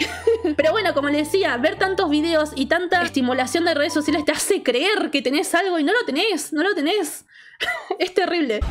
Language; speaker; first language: Spanish; native; Spanish